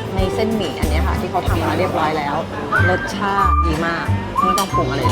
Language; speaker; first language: Thai; native; Thai